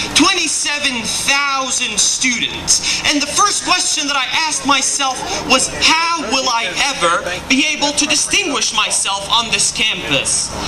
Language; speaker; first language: English; non-native, fluent; Arabic